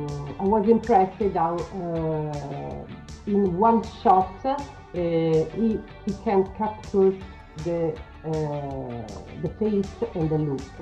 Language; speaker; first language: English; non-native, learner; Italian